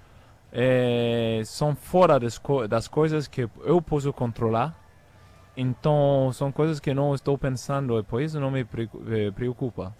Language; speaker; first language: Portuguese; non-native, fluent; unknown